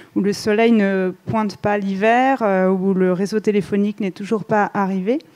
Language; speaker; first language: French; native; French